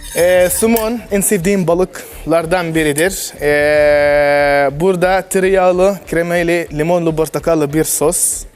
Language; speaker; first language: Turkish; non-native, learner; Arabic